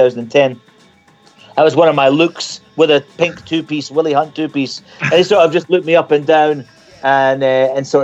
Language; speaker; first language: English; native; English